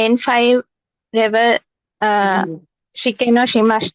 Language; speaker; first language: Japanese; non-native, learner; Sinhala